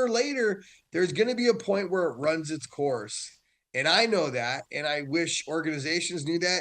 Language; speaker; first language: English; native; English